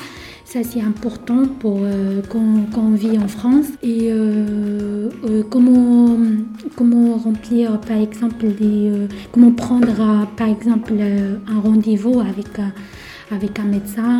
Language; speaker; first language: French; non-native, learner; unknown